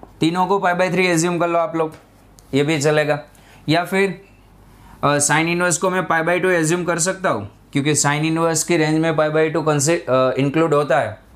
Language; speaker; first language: Hindi; non-native, local second language; Gujarati